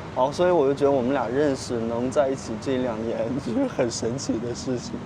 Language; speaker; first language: Chinese; native; Chinese